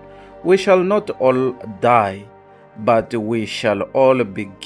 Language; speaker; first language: English; non-native, local second language; Tsonga